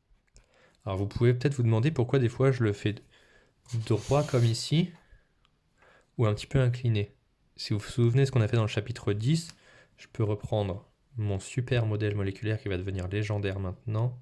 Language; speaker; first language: French; native; French